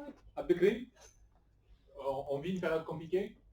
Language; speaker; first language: French; native; French